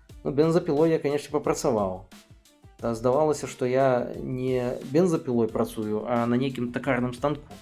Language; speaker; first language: Belarusian; native; Belarusian